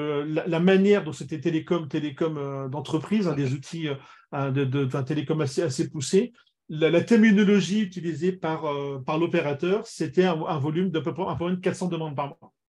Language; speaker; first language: French; native; French